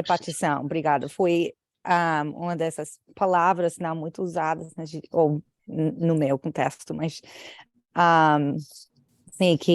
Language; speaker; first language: Portuguese; non-native, fluent; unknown